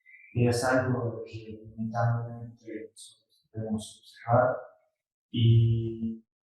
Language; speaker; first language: Spanish; non-native, fluent; Russian